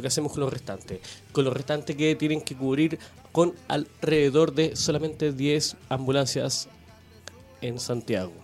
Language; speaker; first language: Spanish; native; Spanish